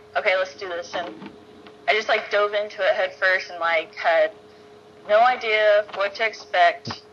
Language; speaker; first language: English; native; English